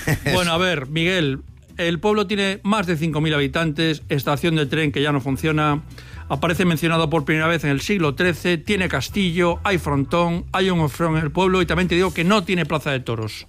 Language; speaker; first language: Spanish; native; Spanish